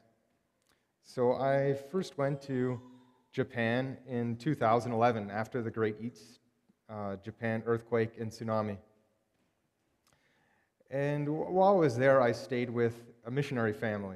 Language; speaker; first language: English; native; English